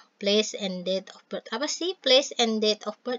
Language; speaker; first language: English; non-native, fluent; Indonesian